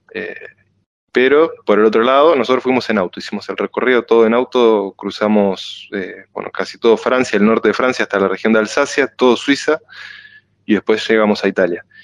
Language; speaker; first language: Spanish; native; Spanish